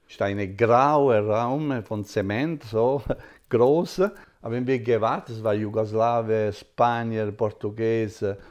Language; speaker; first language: German; non-native, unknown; Italian